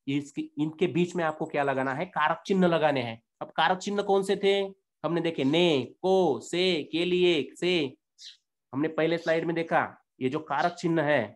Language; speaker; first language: Hindi; non-native, local second language; Marathi